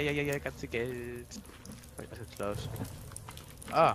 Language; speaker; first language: German; native; German